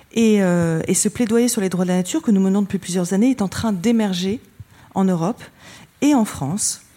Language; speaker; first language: French; native; French